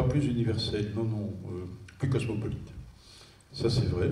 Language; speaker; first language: French; native; French